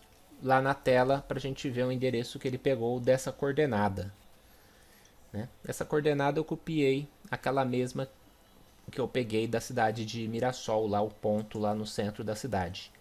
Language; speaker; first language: Portuguese; native; Portuguese